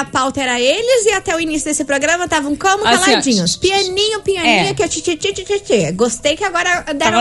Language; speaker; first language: Portuguese; native; Portuguese